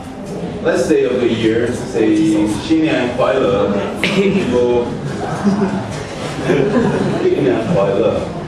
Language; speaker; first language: English; non-native, learner; Italian